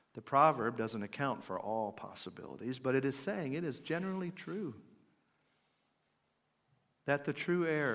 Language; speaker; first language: English; native; English